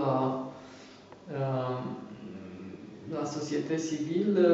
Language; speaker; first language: French; non-native, fluent; Romanian